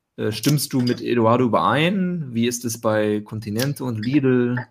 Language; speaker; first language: German; native; German